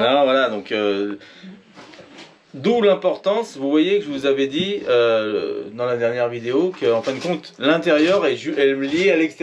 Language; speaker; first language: French; native; French